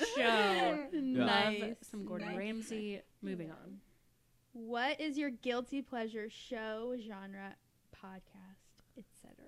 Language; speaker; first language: English; native; English